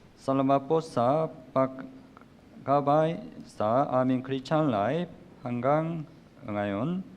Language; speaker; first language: Filipino; non-native, learner; Korean